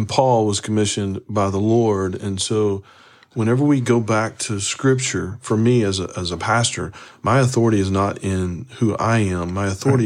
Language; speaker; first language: English; native; English